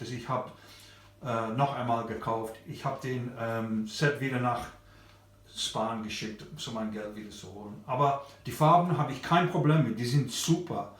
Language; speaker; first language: German; non-native, learner; English